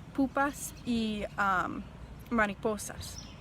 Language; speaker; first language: Spanish; non-native, learner; English